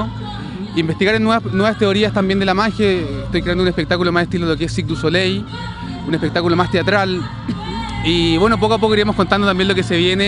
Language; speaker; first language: Spanish; native; Spanish